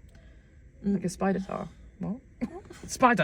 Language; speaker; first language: English; native; English